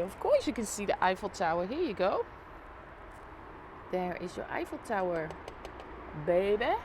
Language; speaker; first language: English; non-native, fluent; Dutch